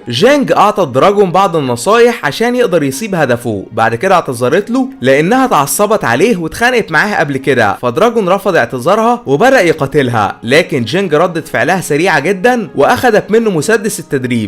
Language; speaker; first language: Arabic; native; Arabic